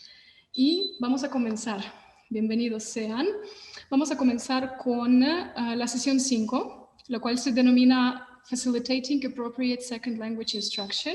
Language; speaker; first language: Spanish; non-native, fluent; Russian